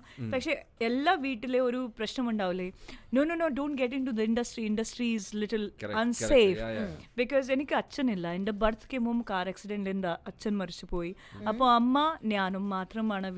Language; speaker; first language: Malayalam; non-native, local second language; Hindi